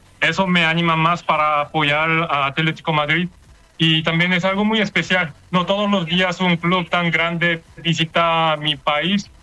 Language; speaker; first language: Spanish; non-native, fluent; Korean